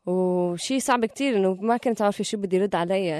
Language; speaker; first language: Arabic; native; Arabic